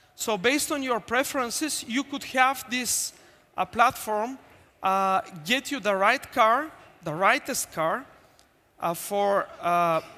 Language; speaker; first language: English; non-native, fluent; Bulgarian